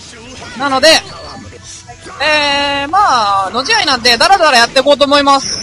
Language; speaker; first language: Japanese; native; Japanese